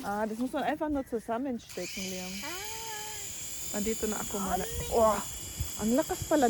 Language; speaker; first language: Filipino; native; Filipino